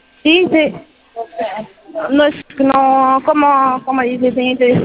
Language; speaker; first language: Spanish; non-native, local second language; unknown